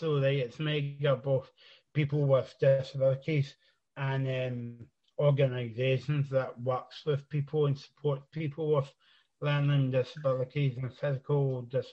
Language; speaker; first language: English; native; English